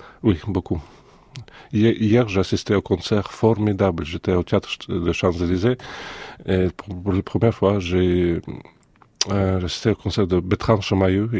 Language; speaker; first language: French; non-native, fluent; Russian